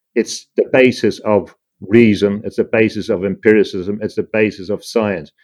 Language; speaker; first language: English; native; English